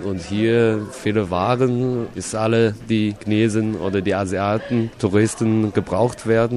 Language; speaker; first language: German; non-native, learner; Chinese